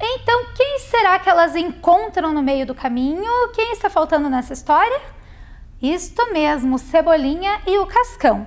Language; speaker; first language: Portuguese; native; Portuguese